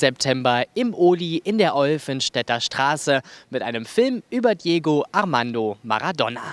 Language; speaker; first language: German; native; German